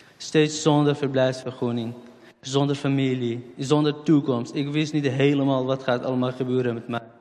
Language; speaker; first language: Dutch; non-native, fluent; Central Kurdish